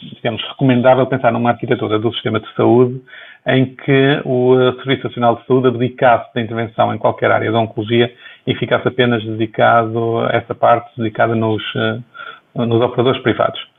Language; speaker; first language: Portuguese; native; Portuguese